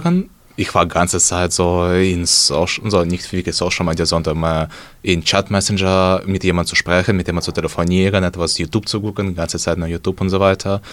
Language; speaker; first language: German; non-native, learner; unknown